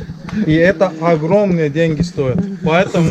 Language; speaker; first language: Russian; non-native, learner; Estonian